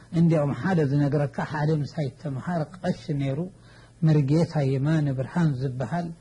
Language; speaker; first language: Tigrinya; native; Tigrinya